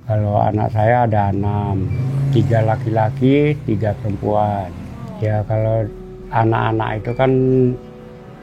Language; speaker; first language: Indonesian; non-native, local second language; Balinese